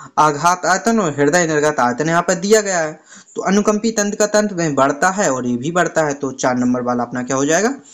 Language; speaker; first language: Hindi; native; Hindi